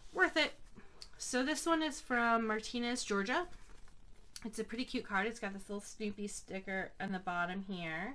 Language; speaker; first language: English; native; English